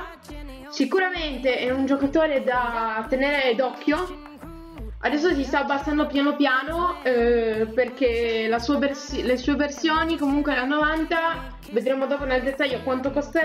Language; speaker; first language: Italian; native; Italian